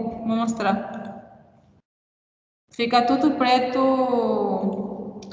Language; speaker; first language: Portuguese; non-native, fluent; Spanish